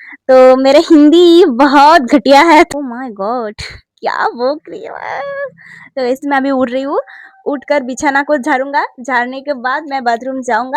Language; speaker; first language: Hindi; non-native, local second language; Bangla